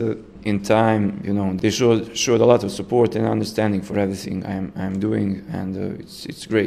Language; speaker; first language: English; non-native, fluent; Serbian